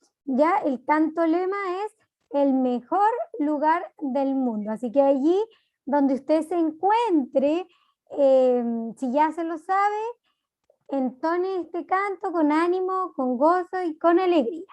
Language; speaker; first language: Spanish; native; Spanish